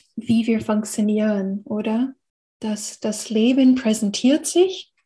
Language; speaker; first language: German; non-native, fluent; English